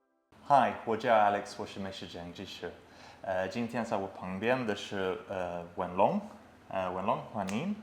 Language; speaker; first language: Chinese; non-native, fluent; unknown